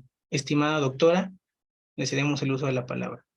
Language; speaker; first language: Spanish; native; Spanish